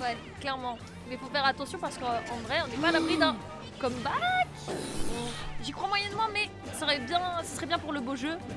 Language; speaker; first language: French; native; French